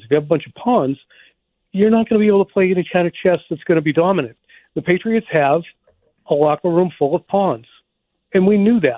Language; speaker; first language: English; native; English